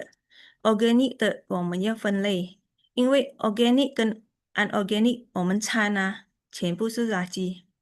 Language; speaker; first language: Chinese; early bilingual, heritage; Chinese